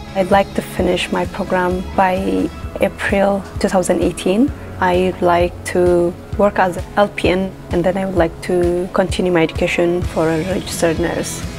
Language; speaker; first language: English; non-native, fluent; Tigrinya